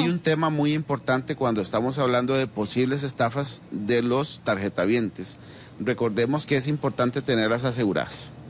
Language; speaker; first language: Spanish; native; Spanish